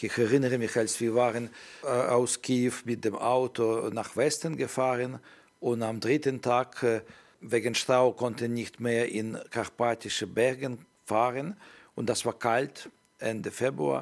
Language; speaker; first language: German; non-native, learner; Ukrainian